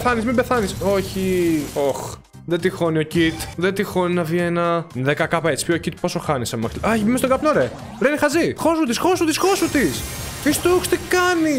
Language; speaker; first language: Greek; native; Greek